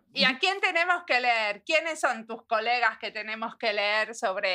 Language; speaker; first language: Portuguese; non-native, learner; Spanish